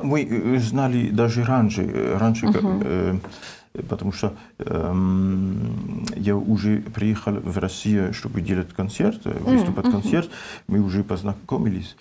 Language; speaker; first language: Russian; non-native, learner; French